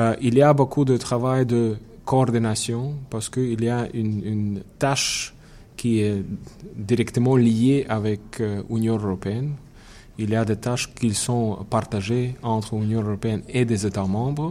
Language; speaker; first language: French; non-native, fluent; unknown